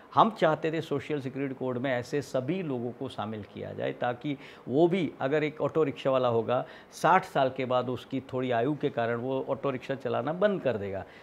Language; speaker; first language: Hindi; non-native, local second language; Gujarati